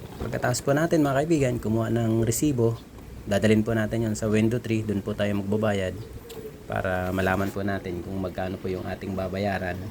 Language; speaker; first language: Filipino; non-native, local second language; Bikol